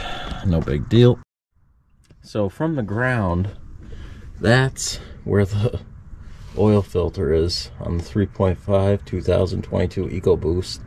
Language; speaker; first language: English; native; English